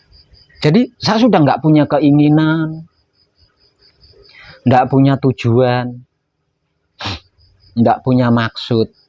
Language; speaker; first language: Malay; non-native, local second language; Javanese